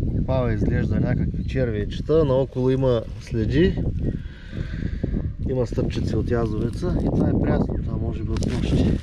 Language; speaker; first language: Bulgarian; native; Bulgarian